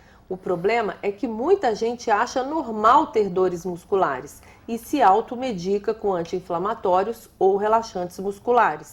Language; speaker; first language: Portuguese; native; Portuguese